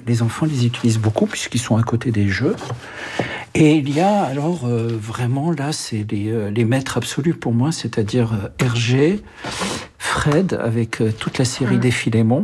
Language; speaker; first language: French; early bilingual, other home language; Arabic